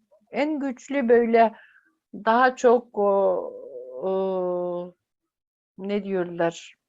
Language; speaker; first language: Turkish; non-native, fluent; Yakut